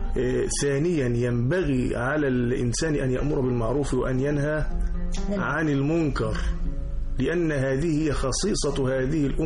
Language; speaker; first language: Arabic; native; Arabic